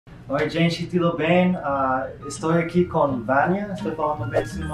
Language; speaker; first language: Portuguese; non-native, learner; English